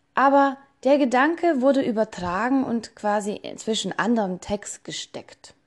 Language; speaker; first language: German; non-native, fluent; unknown